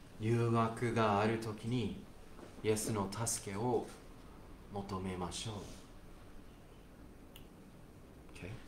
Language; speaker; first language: Japanese; non-native, fluent; English